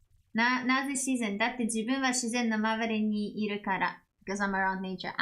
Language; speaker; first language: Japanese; non-native, learner; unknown